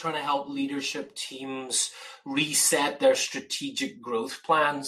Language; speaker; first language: English; native; English